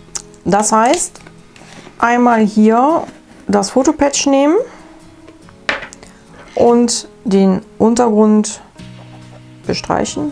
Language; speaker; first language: German; native; German